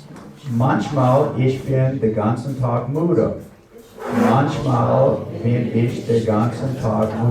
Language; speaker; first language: German; non-native, learner; English